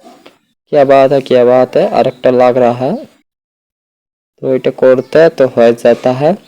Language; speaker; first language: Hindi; non-native, learner; Bangla